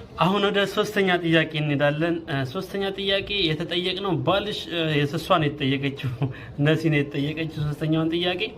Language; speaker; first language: Amharic; non-native, local second language; Oromo